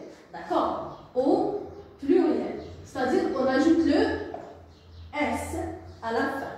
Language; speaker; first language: French; non-native, local second language; Arabic